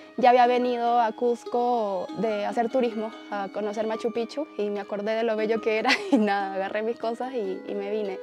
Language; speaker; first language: Spanish; native; Spanish